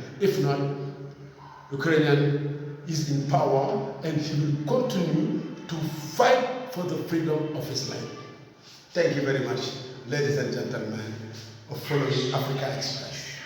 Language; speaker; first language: English; non-native, fluent; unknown